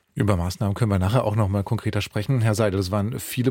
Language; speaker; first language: German; native; German